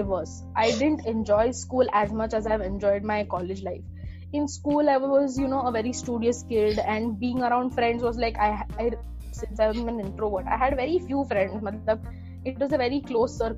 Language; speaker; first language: English; non-native, local second language; Hindi